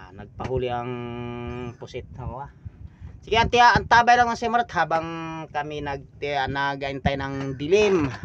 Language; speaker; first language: Filipino; native; Filipino